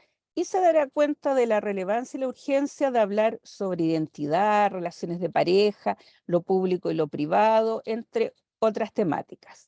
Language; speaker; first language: Spanish; native; Spanish